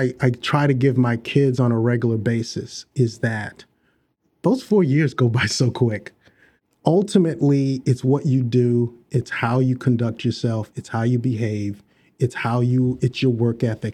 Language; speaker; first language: English; native; English